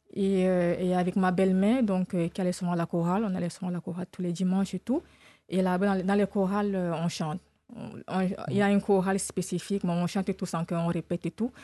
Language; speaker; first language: French; non-native, fluent; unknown